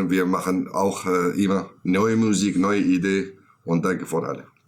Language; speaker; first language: German; non-native, learner; Kurdish